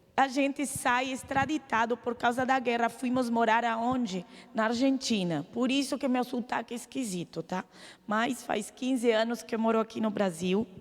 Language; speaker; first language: Portuguese; non-native, fluent; Arabic